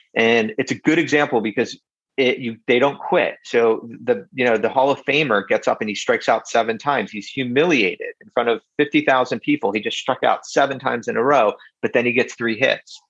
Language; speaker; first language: English; native; English